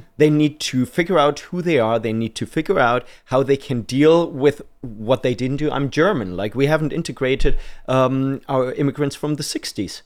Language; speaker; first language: English; non-native, fluent; German